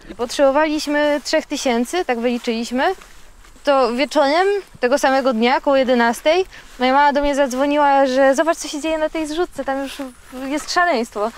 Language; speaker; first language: Polish; native; Polish